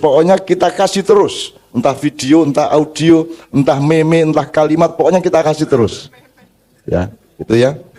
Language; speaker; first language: Indonesian; native; Indonesian